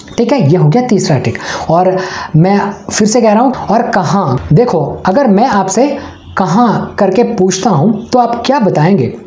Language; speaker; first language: Hindi; non-native, local second language; Tamil